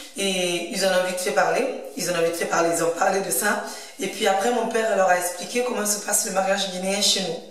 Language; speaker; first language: French; early bilingual, other home language; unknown